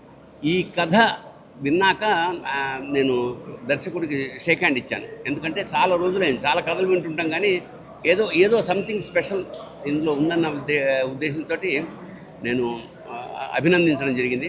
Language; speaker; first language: Telugu; native; Telugu